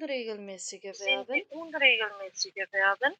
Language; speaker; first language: German; non-native, fluent; Macedonian